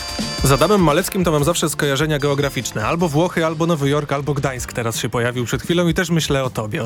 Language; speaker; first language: Polish; native; Polish